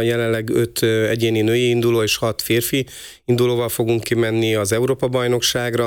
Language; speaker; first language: Hungarian; native; Hungarian